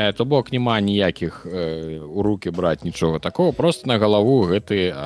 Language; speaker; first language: Belarusian; non-native, local second language; Russian